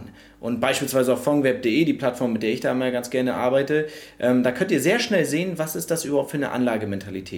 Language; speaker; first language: German; native; German